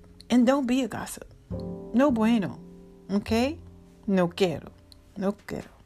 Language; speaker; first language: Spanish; non-native, learner; English